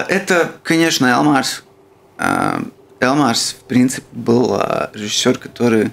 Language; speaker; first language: Russian; non-native, local second language; Latvian